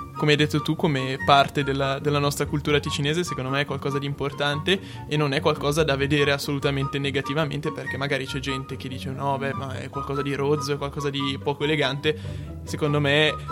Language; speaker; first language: Italian; early bilingual, other home language; Portuguese